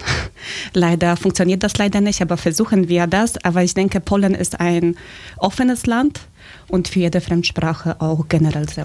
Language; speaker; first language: German; early bilingual, other home language; Polish